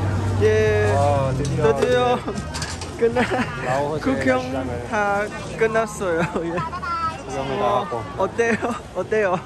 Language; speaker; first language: Korean; non-native, learner; Chinese